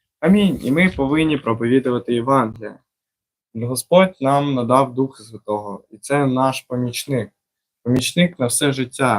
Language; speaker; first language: Ukrainian; non-native, local second language; Russian